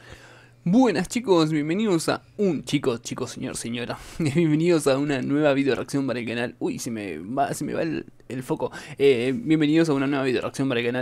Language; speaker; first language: Spanish; native; Spanish